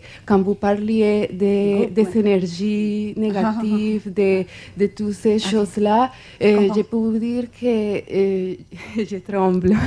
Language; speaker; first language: French; non-native, fluent; Spanish